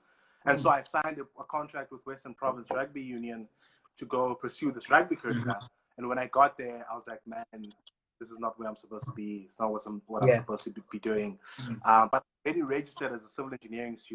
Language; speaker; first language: English; non-native, local second language; Xhosa